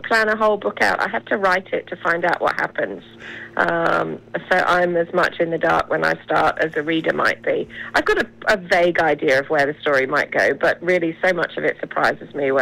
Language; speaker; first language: English; native; English